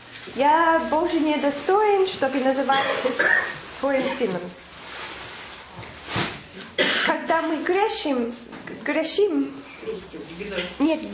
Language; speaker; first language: Russian; non-native, fluent; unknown